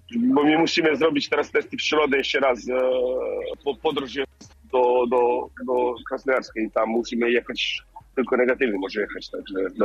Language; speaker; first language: Polish; non-native, learner; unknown